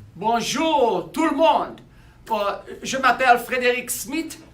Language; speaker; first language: French; non-native, learner; English